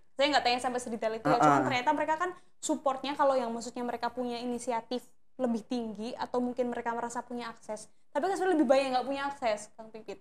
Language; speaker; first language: Indonesian; native; Indonesian